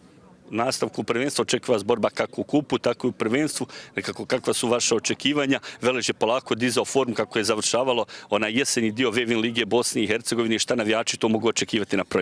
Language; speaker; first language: Bosnian; native; Bosnian